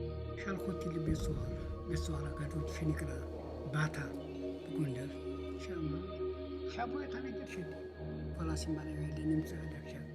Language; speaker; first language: Hebrew; non-native, fluent; Amharic